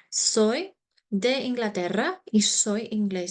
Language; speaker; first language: Spanish; non-native, fluent; English